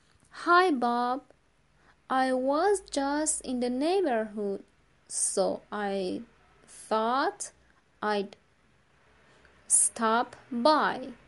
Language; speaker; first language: English; non-native, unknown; Persian